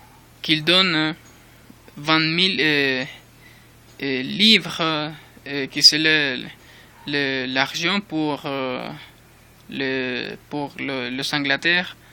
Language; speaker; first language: French; non-native, learner; Spanish